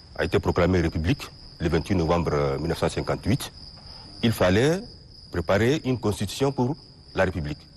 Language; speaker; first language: French; non-native, local second language; Arabic